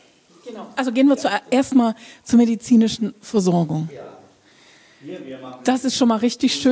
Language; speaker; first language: German; native; German